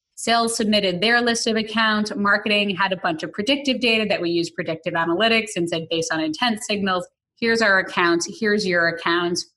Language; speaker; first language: English; native; English